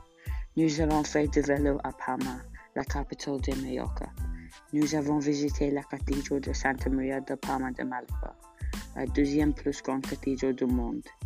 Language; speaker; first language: French; non-native, learner; English